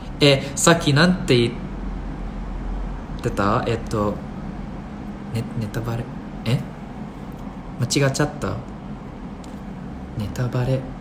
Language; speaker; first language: Japanese; non-native, fluent; English